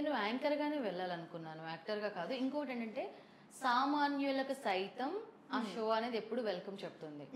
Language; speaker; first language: Telugu; native; Telugu